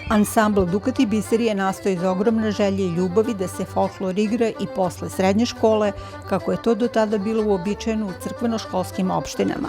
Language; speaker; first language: Serbian; native; Serbian